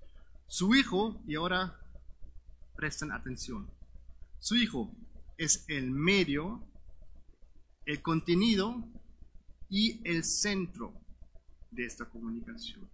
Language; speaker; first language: Spanish; non-native, fluent; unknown